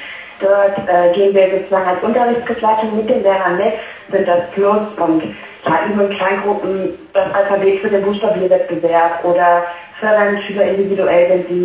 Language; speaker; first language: German; native; German